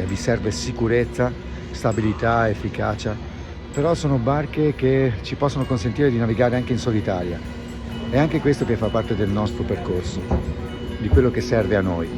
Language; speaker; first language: Italian; native; Italian